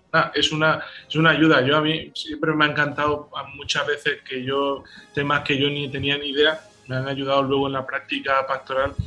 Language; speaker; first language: Spanish; native; Spanish